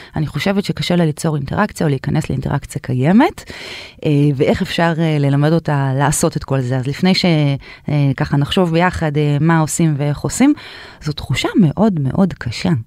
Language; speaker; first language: Hebrew; native; Hebrew